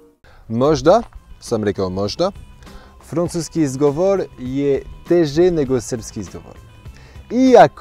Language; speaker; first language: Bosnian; non-native, learner; French